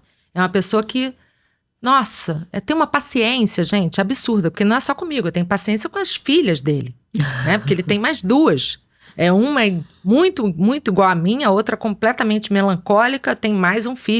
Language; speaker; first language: Portuguese; native; Portuguese